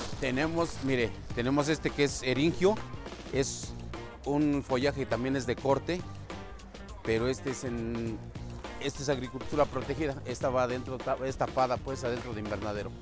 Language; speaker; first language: Spanish; native; Spanish